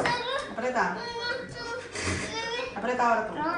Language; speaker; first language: Spanish; non-native, learner; Indonesian